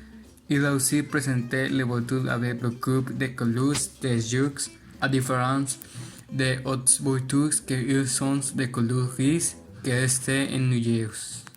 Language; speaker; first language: French; non-native, learner; Spanish